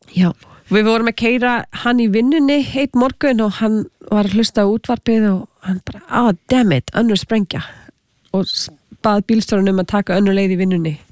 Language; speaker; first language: Icelandic; non-native, fluent; English